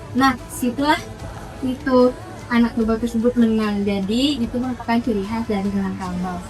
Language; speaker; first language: Indonesian; native; Indonesian